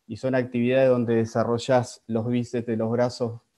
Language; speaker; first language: Spanish; native; Spanish